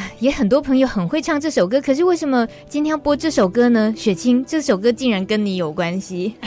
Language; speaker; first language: Chinese; native; Chinese